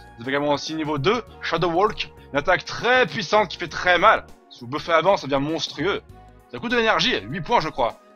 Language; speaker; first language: French; native; French